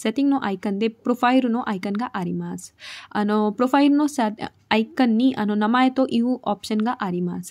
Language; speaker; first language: Japanese; non-native, learner; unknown